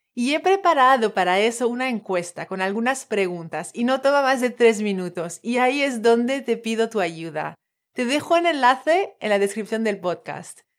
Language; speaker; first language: Spanish; non-native, fluent; French